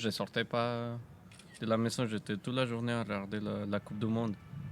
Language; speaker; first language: French; non-native, fluent; Spanish